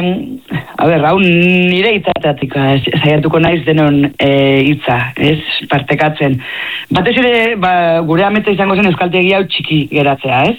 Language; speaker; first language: Basque; native; Basque